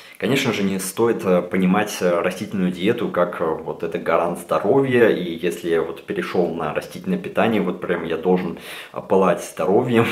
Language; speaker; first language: Russian; early bilingual, heritage; Russian